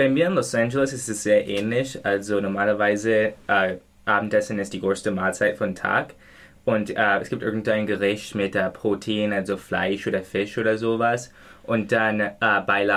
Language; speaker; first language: German; non-native, learner; English